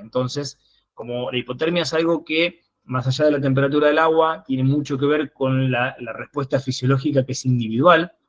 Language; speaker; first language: Spanish; native; Spanish